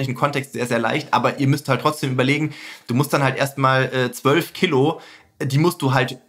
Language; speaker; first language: German; native; German